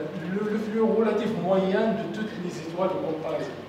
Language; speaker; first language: French; non-native, local second language; Arabic